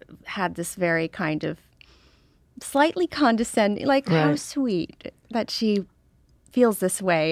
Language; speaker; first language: English; native; English